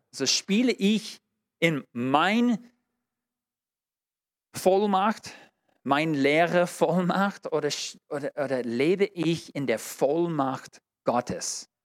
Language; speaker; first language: German; non-native, fluent; English